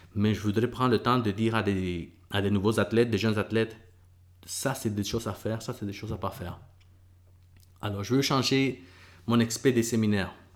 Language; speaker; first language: French; early bilingual, other home language; Spanish